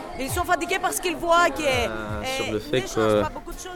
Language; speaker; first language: French; non-native, fluent; Greek